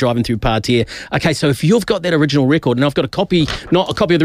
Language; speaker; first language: English; native; English